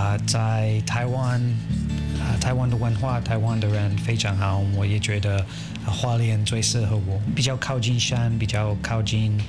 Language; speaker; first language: Chinese; non-native, learner; English